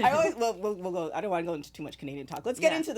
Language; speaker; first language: English; native; English